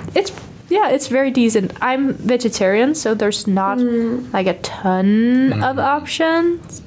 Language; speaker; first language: English; non-native, fluent; Danish